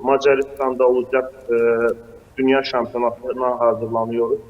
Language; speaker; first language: Turkish; non-native, fluent; Azerbaijani